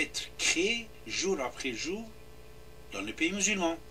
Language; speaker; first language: French; non-native, fluent; Persian